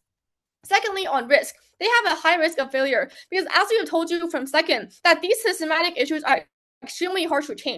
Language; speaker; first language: English; non-native, fluent; Chinese